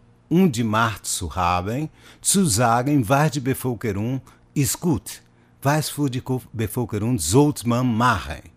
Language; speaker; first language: German; non-native, fluent; Portuguese